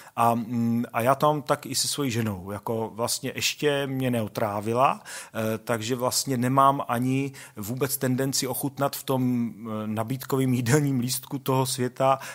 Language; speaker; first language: Czech; native; Czech